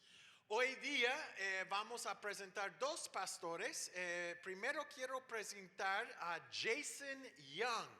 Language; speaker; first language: Spanish; non-native, fluent; English